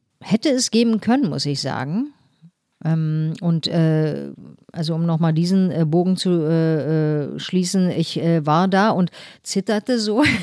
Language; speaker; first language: German; early bilingual, other home language; Turkish